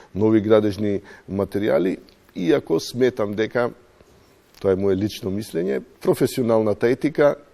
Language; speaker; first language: Macedonian; native; Macedonian